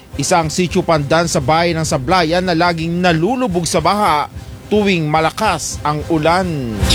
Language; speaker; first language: Filipino; non-native, local second language; Pampanga